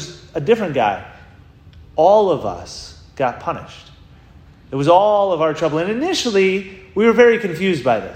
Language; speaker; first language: English; native; English